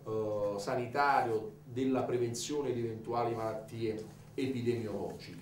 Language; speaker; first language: Italian; native; Italian